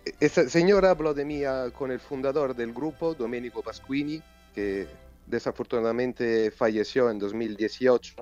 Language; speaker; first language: Spanish; non-native, fluent; Italian